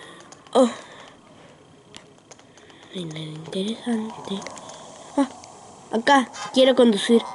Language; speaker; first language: Spanish; native; Spanish